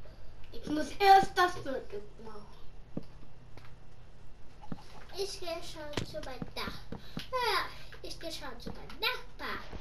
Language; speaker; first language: German; non-native, learner; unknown